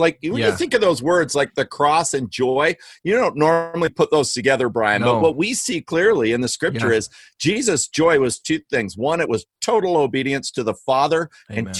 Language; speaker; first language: English; native; English